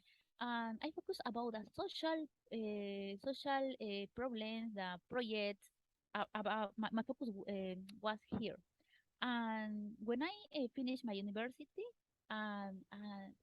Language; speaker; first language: English; non-native, learner; Spanish